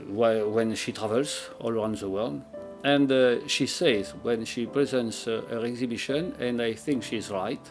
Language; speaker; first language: English; non-native, learner; French